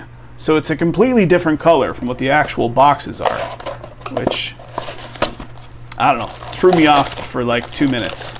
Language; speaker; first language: English; native; English